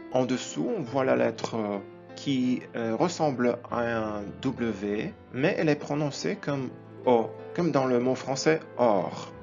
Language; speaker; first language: French; non-native, fluent; Ukrainian